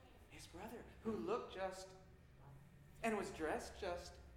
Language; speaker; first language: English; native; English